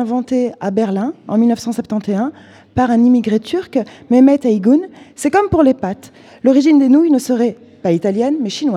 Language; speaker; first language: French; native; French